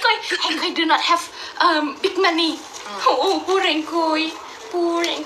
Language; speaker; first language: English; non-native, learner; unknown